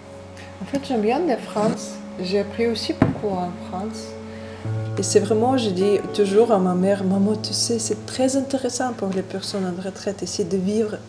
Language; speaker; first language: French; non-native, learner; Ukrainian